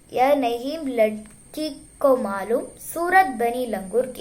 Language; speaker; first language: Hindi; non-native, local second language; Malayalam